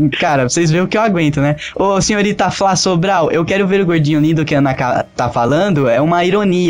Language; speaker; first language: Portuguese; native; Portuguese